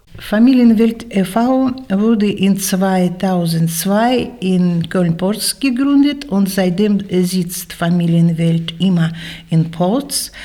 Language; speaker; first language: German; non-native, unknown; Russian